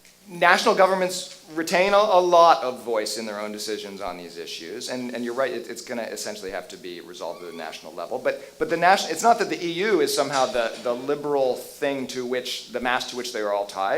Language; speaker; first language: English; native; English